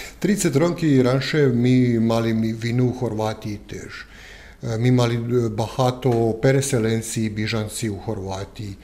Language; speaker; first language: Ukrainian; non-native, learner; Croatian